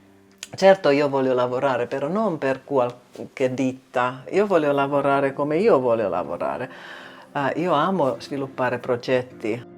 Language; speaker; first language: Italian; non-native, learner; Finnish